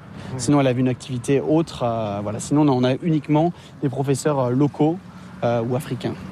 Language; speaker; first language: French; native; French